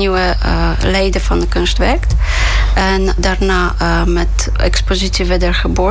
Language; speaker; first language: Dutch; non-native, fluent; Polish